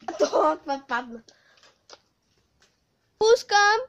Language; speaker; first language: Bulgarian; native; Bulgarian